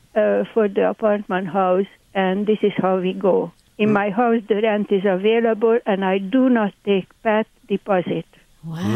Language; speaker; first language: English; non-native, learner; Hungarian